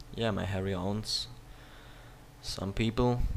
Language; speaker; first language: English; non-native, learner; German